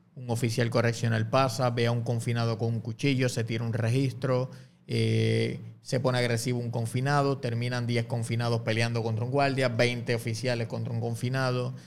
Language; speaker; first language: Spanish; native; Spanish